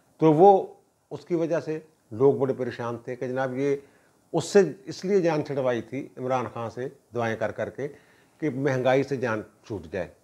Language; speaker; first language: Urdu; non-native, local second language; Punjabi